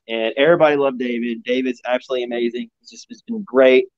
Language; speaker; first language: English; native; English